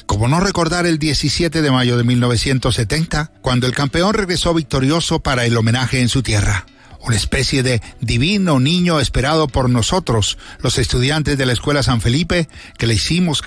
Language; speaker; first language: Spanish; native; Spanish